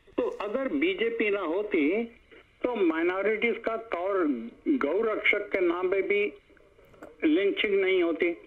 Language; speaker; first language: Hindi; native; Hindi